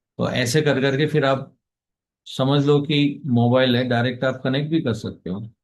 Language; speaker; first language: Hindi; native; Hindi